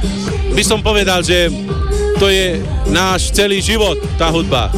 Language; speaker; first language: Slovak; non-native, local second language; Romany